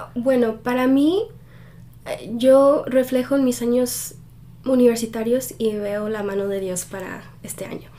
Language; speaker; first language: Spanish; early bilingual, heritage; Spanish